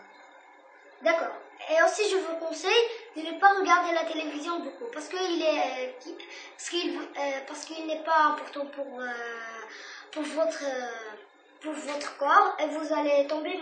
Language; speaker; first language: French; non-native, learner; Arabic